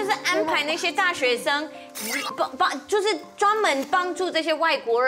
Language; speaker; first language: Chinese; non-native, fluent; Thai